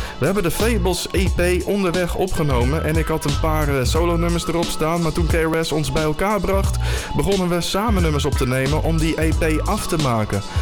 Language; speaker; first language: Dutch; native; Dutch